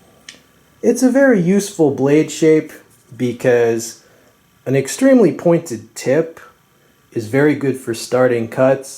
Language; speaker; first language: English; native; English